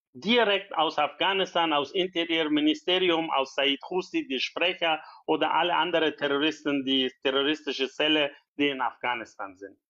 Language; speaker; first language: German; non-native, learner; Persian